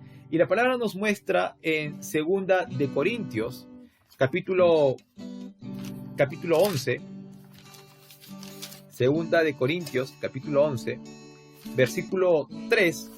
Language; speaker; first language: Spanish; native; Spanish